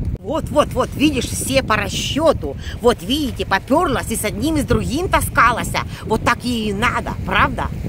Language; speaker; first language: Russian; native; Russian